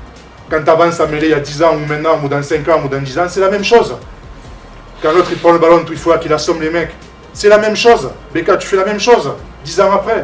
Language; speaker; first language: French; native; French